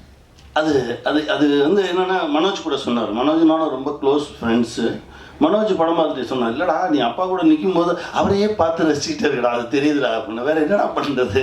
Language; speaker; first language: Tamil; native; Tamil